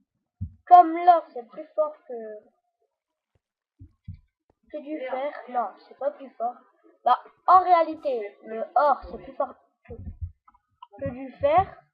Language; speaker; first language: French; native; French